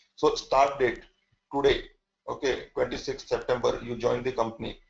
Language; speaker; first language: English; non-native, local second language; Hindi